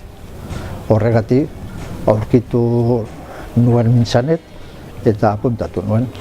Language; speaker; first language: Basque; non-native, local second language; Spanish